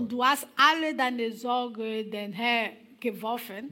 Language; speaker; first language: German; non-native, learner; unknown